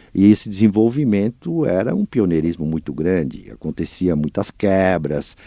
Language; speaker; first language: Portuguese; early bilingual, other home language; Dutch